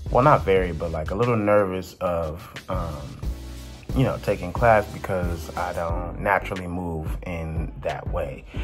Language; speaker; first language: English; native; English